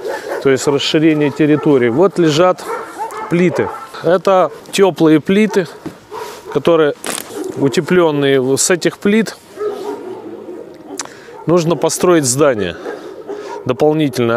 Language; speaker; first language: Russian; native; Russian